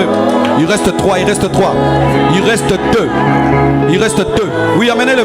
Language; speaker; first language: French; non-native, local second language; Lingala